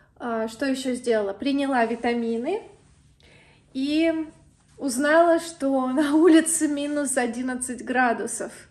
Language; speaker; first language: Russian; native; Russian